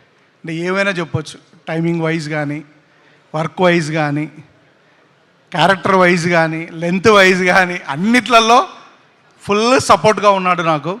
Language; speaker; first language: Telugu; native; Telugu